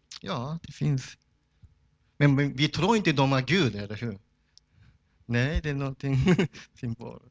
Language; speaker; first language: Swedish; non-native, fluent; Japanese